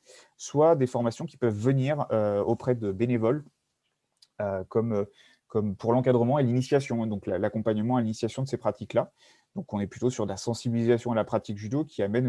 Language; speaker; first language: French; native; French